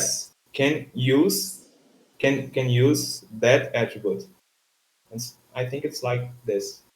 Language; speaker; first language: English; non-native, learner; Portuguese